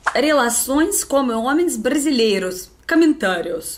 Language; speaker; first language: Portuguese; non-native, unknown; Russian